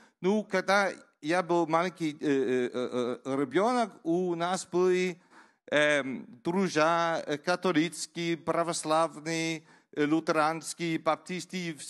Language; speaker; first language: Russian; non-native, learner; Danish